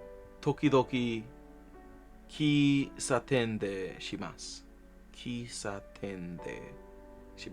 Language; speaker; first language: Japanese; non-native, learner; English